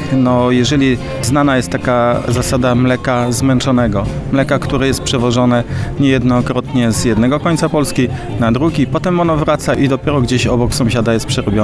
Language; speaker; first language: Polish; native; Polish